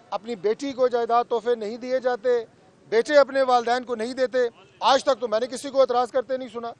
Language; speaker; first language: Urdu; non-native, local second language; Punjabi